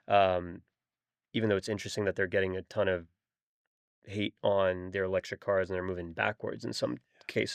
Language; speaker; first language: English; native; English